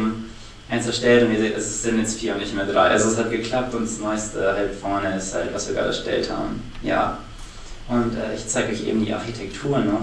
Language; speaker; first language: German; native; German